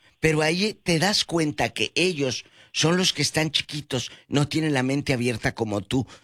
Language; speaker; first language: Spanish; native; Spanish